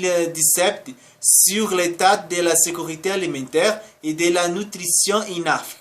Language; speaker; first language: French; non-native, learner; Spanish